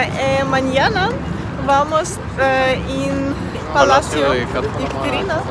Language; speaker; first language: Spanish; non-native, learner; Russian